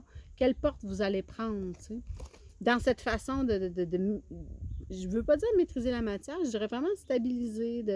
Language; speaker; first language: French; native; French